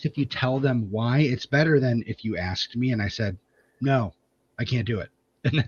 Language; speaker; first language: English; native; English